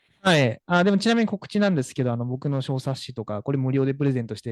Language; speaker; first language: Japanese; native; Japanese